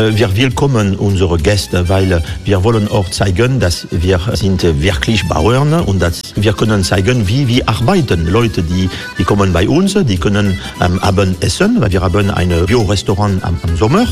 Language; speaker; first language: German; non-native, fluent; French